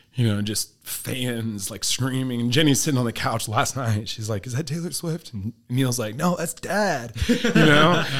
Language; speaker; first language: English; early bilingual, other home language; Filipino